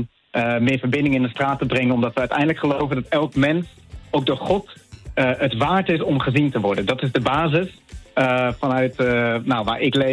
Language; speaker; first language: Dutch; native; Dutch